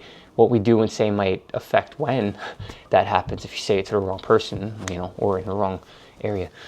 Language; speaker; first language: English; native; English